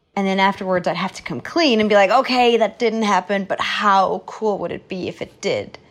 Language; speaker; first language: English; non-native, fluent; Danish